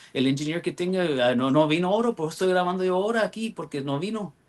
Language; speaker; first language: Spanish; early bilingual, other home language; English